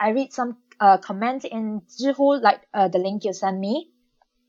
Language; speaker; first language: English; non-native, local second language; Chinese